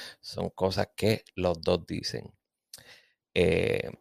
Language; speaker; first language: Spanish; native; Spanish